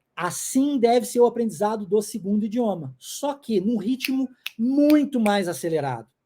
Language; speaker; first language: Portuguese; non-native, fluent; English